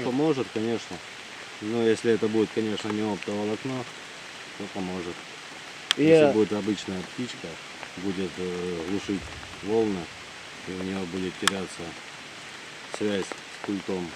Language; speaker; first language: Russian; native; Russian